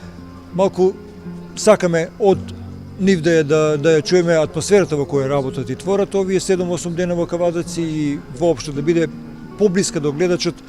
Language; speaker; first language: Macedonian; native; Macedonian